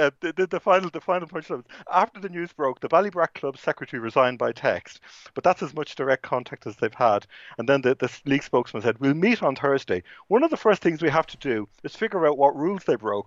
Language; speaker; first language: English; native; English